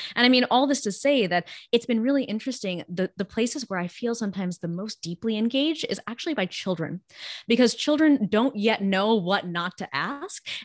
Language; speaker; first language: English; early bilingual, other home language; Gujarati